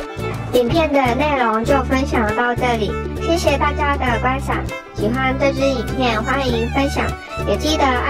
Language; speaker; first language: Chinese; native; Chinese